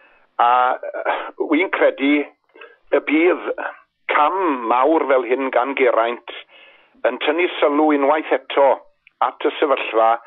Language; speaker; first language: Welsh; native; Welsh